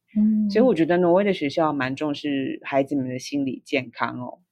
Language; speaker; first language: Chinese; native; Chinese